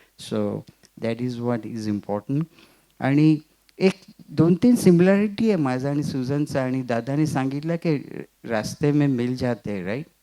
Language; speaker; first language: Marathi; non-native, local second language; Gujarati